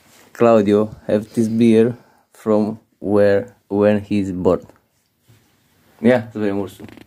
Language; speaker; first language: English; non-native, learner; Romanian